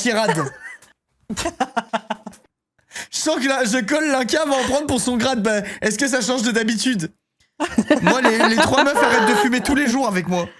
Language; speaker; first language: French; native; French